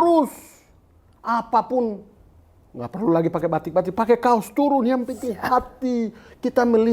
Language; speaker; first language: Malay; non-native, local second language; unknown